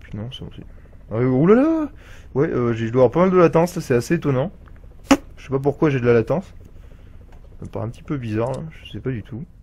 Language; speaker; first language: French; native; French